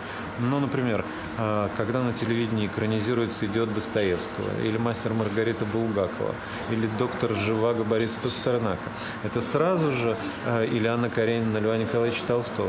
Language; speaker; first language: Russian; native; Russian